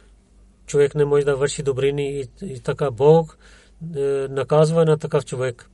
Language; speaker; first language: Bulgarian; non-native, learner; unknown